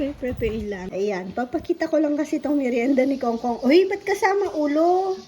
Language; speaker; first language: Filipino; non-native, local second language; Pampanga